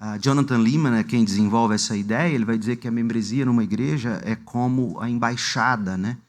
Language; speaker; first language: Portuguese; native; Portuguese